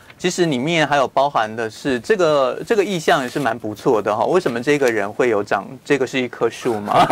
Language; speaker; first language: Chinese; native; Chinese